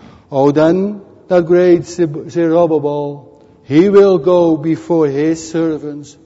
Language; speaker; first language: English; non-native, fluent; Dutch